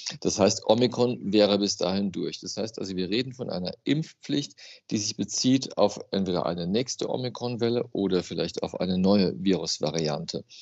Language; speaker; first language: German; native; German